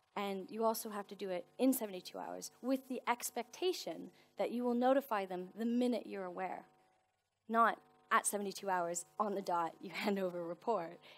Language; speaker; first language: English; native; English